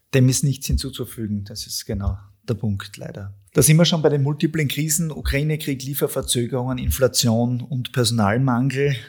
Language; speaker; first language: German; native; German